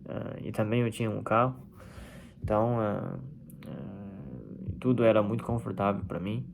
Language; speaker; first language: Portuguese; non-native, fluent; Chinese